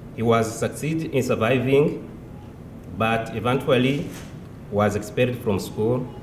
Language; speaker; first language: English; non-native, local second language; Kinyarwanda